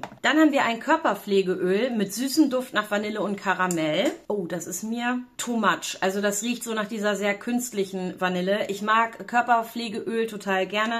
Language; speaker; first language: German; native; German